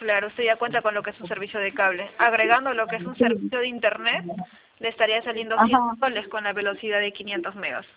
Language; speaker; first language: Spanish; native; Spanish